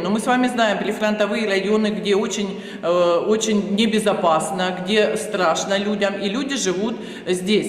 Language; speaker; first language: Russian; native; Russian